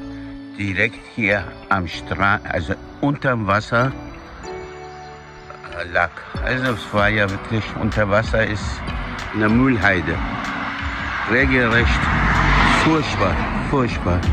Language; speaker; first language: German; non-native, fluent; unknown